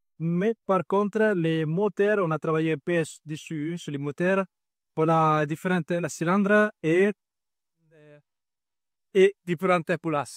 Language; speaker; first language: French; non-native, learner; Italian